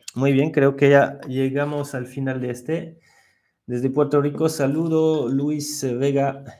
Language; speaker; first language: Spanish; non-native, fluent; French